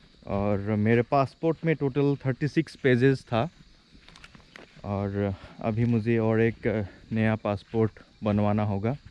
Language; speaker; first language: Hindi; non-native, local second language; Assamese